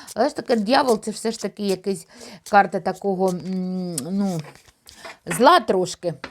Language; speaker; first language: Ukrainian; non-native, local second language; Russian